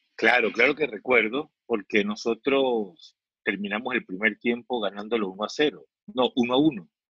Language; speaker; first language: Spanish; native; Spanish